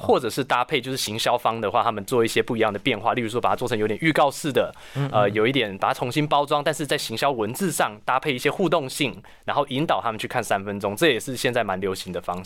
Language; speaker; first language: Chinese; native; Chinese